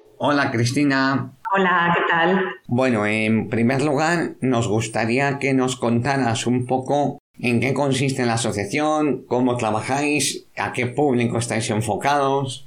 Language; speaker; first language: Spanish; native; Spanish